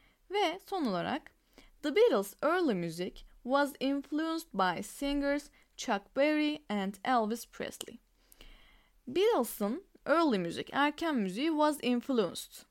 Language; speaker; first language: English; non-native, fluent; Turkish